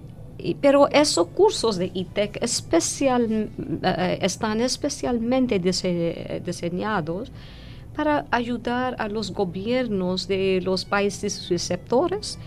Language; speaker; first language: Spanish; non-native, fluent; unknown